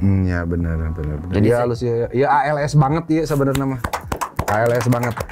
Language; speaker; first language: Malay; non-native, local second language; Sundanese